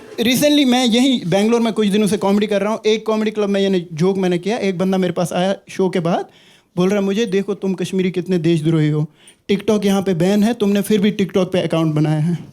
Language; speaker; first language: Hindi; non-native, local second language; Kashmiri